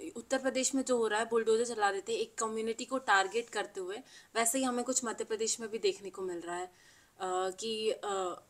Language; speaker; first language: Hindi; native; Hindi